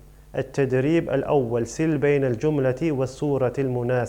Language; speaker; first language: Arabic; non-native, fluent; English